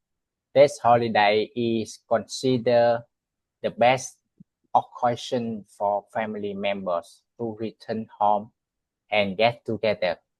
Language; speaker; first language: English; non-native, learner; Vietnamese